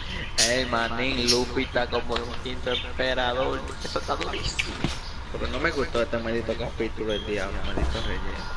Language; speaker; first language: Spanish; native; Spanish